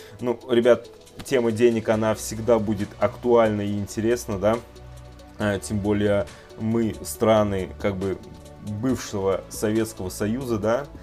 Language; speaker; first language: Russian; native; Russian